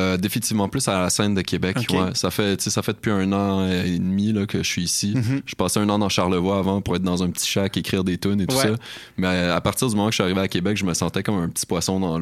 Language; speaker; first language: French; native; French